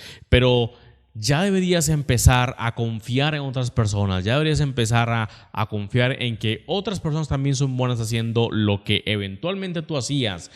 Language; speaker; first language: Spanish; native; Spanish